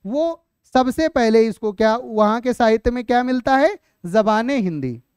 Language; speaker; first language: Hindi; native; Hindi